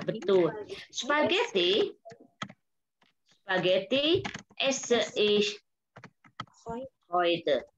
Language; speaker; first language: German; non-native, fluent; Indonesian